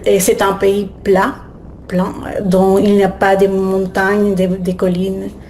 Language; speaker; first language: French; non-native, learner; Spanish